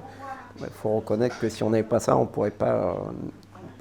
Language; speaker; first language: French; native; French